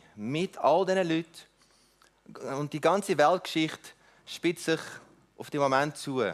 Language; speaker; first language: German; non-native, fluent; Afrikaans